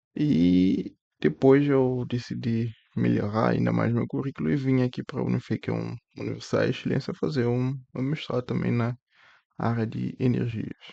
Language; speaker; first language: Portuguese; non-native, local second language; Kabuverdianu